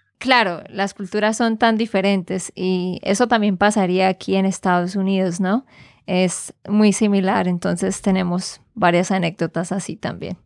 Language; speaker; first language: Spanish; native; Spanish